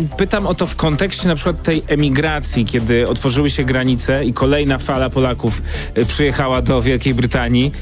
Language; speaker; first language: Polish; native; Polish